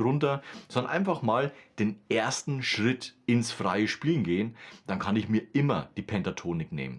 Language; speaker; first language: German; native; German